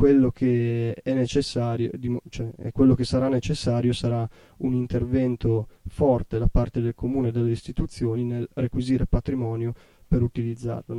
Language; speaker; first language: Italian; native; Italian